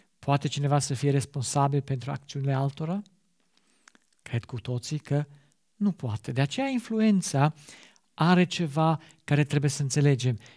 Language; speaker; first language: Romanian; non-native, fluent; German